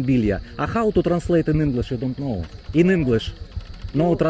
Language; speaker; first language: English; non-native, learner; Russian